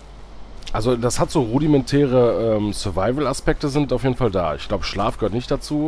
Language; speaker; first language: German; native; German